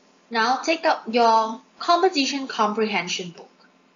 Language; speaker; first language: English; non-native, local second language; Chinese